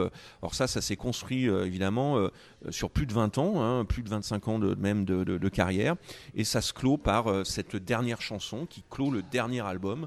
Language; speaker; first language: French; native; French